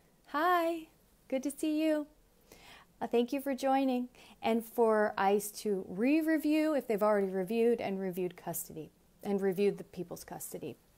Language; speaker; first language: English; native; English